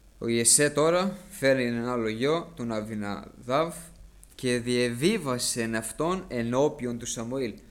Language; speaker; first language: Greek; early bilingual, heritage; Greek